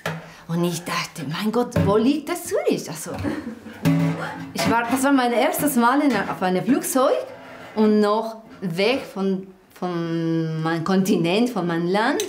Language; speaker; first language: German; non-native, fluent; Spanish